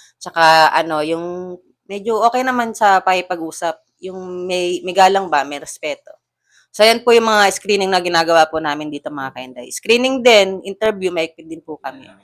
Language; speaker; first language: Filipino; native; Filipino